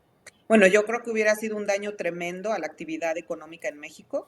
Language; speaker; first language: Spanish; native; Spanish